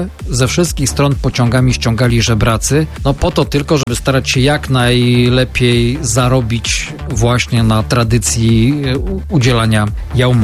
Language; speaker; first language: Polish; native; Polish